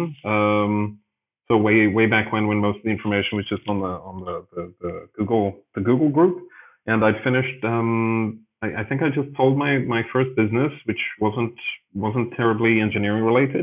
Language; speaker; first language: English; native; English